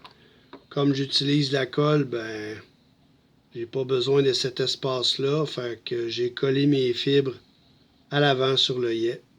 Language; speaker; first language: French; native; French